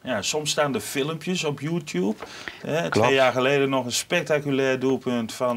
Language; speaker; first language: Dutch; native; Dutch